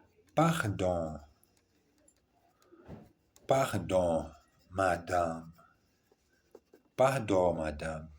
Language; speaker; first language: French; non-native, learner; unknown